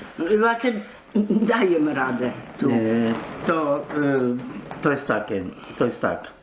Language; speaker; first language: Polish; native; Polish